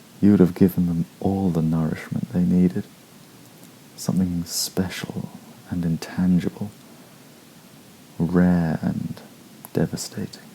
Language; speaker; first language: English; native; English